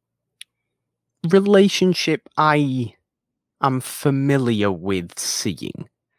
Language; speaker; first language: English; native; English